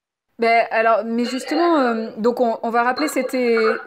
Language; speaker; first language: French; native; French